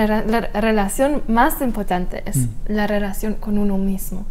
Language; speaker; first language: Spanish; non-native, fluent; German